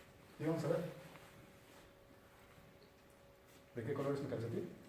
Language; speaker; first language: Spanish; native; Spanish